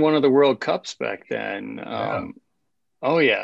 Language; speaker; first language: English; native; English